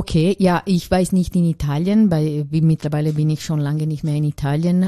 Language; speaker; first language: German; non-native, learner; Italian